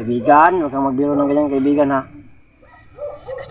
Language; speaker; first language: Filipino; non-native, local second language; Cebuano